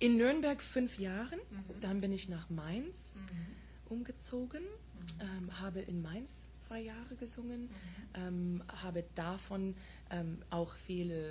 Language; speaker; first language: German; non-native, fluent; English